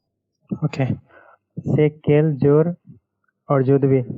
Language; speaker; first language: French; non-native, learner; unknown